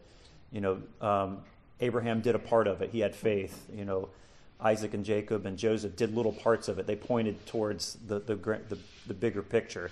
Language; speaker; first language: English; native; English